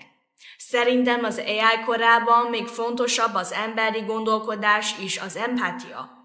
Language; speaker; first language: Hungarian; non-native, fluent; Chinese